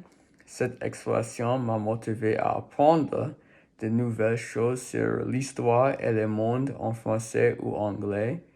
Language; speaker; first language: French; non-native, learner; English